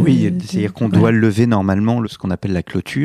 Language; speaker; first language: French; native; French